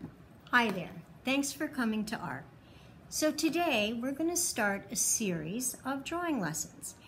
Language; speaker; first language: English; native; English